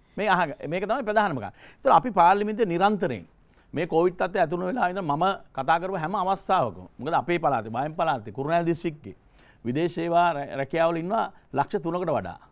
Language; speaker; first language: Sinhala; native; Sinhala